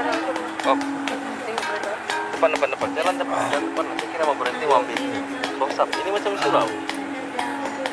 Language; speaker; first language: Indonesian; non-native, local second language; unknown